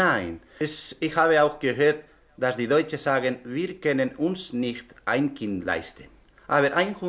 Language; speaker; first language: German; non-native, learner; Spanish